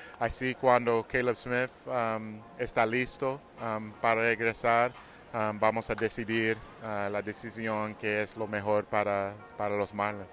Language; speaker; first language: Spanish; non-native, learner; English